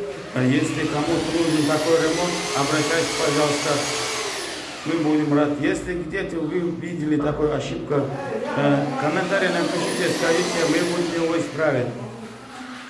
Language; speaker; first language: Russian; non-native, learner; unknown